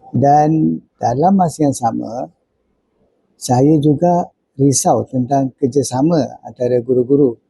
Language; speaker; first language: Malay; non-native, local second language; Tamil